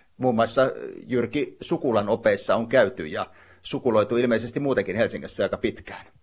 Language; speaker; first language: Finnish; native; Finnish